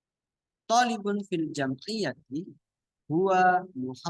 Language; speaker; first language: Arabic; non-native, fluent; Indonesian